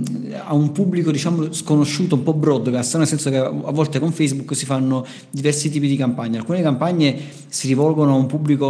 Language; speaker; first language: Italian; native; Italian